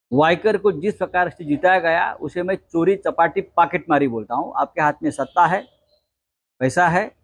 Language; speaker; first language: Hindi; non-native, local second language; Marathi